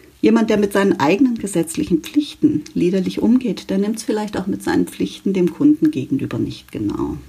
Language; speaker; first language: German; native; German